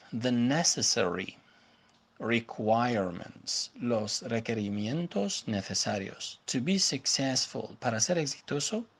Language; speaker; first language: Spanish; non-native, fluent; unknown